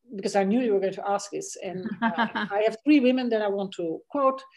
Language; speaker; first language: English; non-native, fluent; Dutch